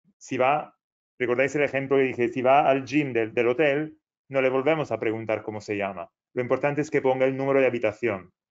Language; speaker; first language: Spanish; non-native, fluent; Italian